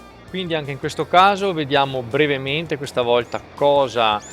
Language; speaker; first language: Italian; native; Italian